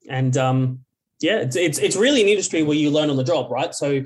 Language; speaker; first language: English; native; English